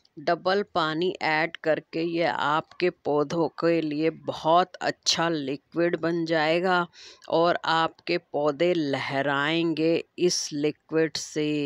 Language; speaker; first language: Hindi; native; Hindi